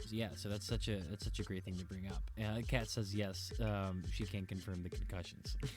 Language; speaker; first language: English; native; English